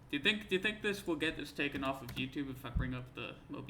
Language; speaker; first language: English; native; English